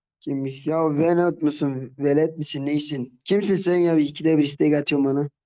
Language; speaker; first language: Turkish; native; Turkish